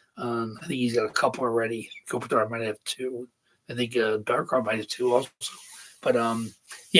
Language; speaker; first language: English; native; English